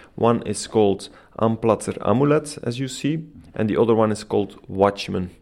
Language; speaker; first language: English; non-native, fluent; Dutch